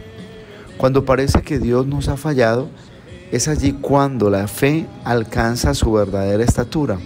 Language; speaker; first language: Spanish; native; Spanish